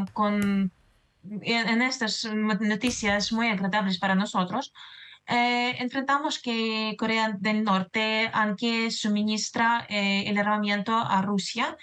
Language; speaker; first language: Spanish; non-native, fluent; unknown